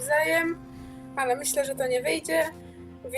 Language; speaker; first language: Polish; native; Polish